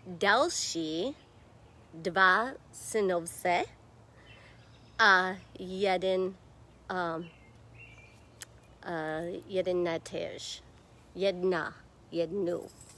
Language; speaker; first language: Czech; non-native, learner; English